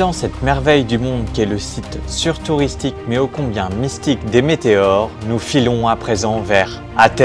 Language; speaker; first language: French; native; French